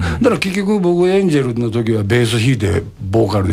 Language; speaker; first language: Japanese; native; Japanese